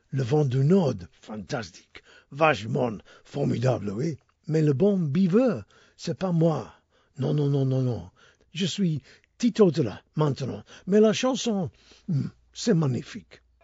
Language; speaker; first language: French; non-native, learner; English